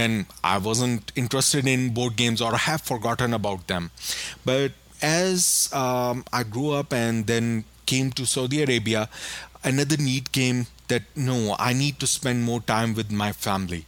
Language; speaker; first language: English; non-native, local second language; Urdu